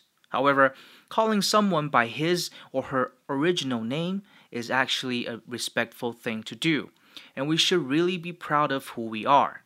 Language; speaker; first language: English; non-native, fluent; Chinese